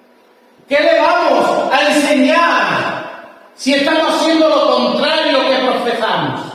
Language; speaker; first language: Spanish; native; Spanish